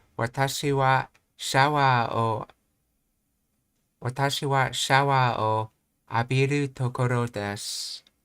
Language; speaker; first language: Japanese; non-native, learner; English